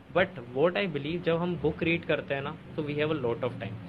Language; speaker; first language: Hindi; native; Hindi